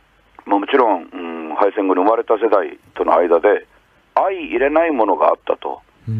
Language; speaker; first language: Japanese; native; Japanese